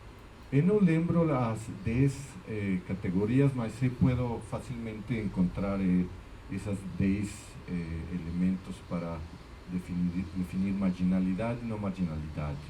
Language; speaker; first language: Portuguese; non-native, fluent; Spanish